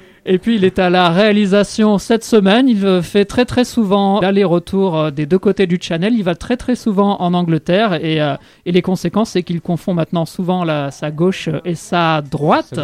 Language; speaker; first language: French; native; French